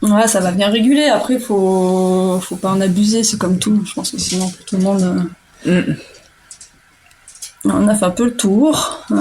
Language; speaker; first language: French; native; French